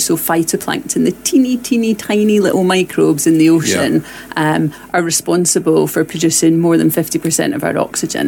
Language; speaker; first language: English; native; English